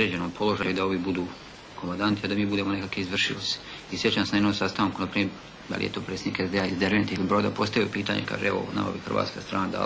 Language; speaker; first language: Bosnian; native; Bosnian